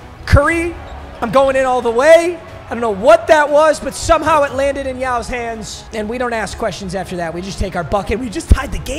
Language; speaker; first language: English; native; English